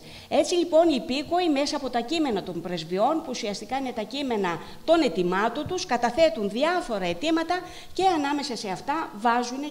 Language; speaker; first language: Greek; native; Greek